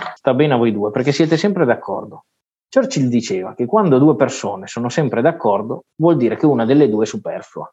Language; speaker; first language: Italian; native; Italian